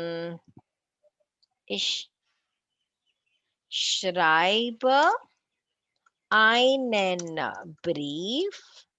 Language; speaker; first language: German; non-native, fluent; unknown